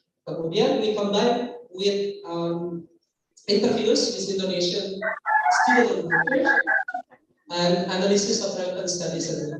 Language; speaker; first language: English; non-native, fluent; Indonesian